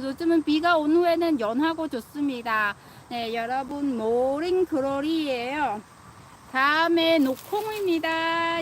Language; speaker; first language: Korean; non-native, fluent; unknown